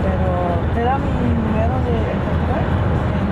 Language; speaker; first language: Spanish; non-native, learner; Portuguese